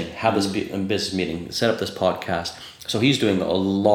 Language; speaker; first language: English; native; English